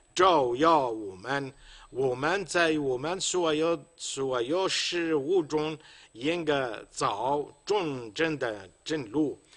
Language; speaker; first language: Chinese; non-native, fluent; Arabic